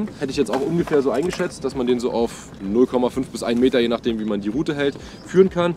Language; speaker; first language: German; native; German